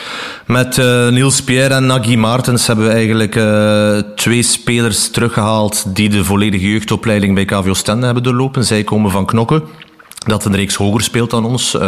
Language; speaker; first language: Dutch; native; Dutch